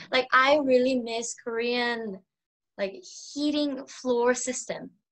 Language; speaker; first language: English; non-native, fluent; Korean